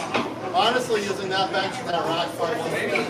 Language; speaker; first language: English; native; English